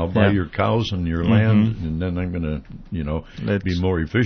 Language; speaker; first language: English; native; English